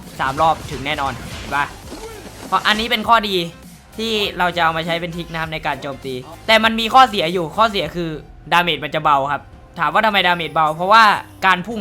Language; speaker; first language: Thai; native; Thai